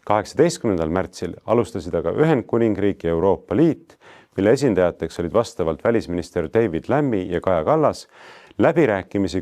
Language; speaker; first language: Estonian; native; Estonian